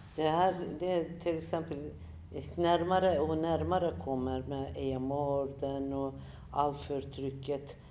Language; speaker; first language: Swedish; non-native, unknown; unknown